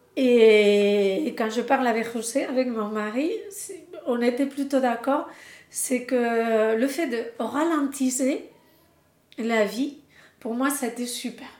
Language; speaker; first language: French; non-native, fluent; Spanish